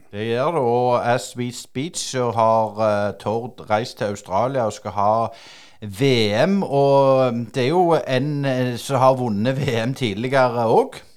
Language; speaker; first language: Norwegian; native; Norwegian